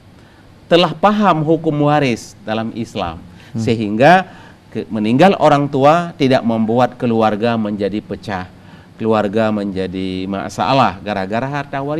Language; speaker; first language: Indonesian; native; Indonesian